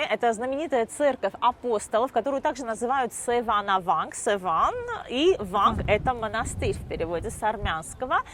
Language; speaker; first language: Russian; native; Russian